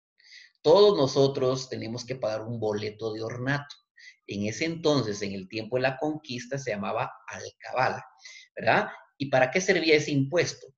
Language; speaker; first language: Spanish; native; Spanish